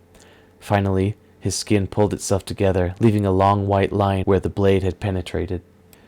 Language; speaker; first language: English; native; English